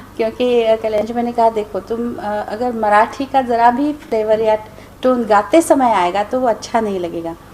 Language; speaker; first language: Hindi; non-native, local second language; Marathi